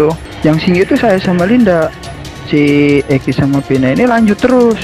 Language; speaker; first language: Indonesian; native; Indonesian